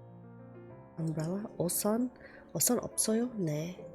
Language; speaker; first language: Korean; non-native, learner; English